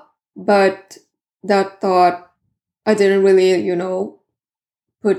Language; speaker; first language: English; non-native, fluent; Swedish